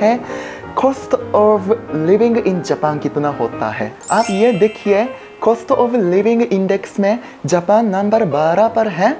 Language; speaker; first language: Hindi; non-native, fluent; Japanese